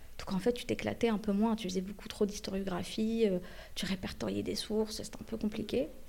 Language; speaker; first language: French; early bilingual, other home language; Arabic